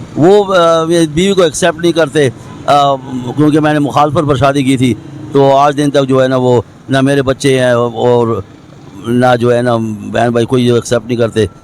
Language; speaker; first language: Urdu; non-native, local second language; Pashto